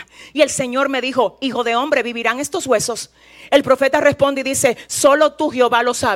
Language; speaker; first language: Spanish; native; Spanish